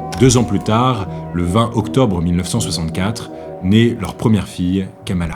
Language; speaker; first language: French; native; French